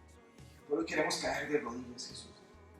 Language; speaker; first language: Spanish; native; Spanish